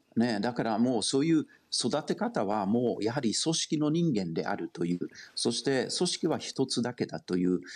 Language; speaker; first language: Japanese; non-native, fluent; German